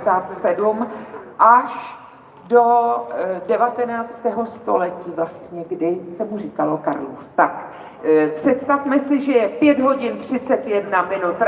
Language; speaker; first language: Czech; native; Czech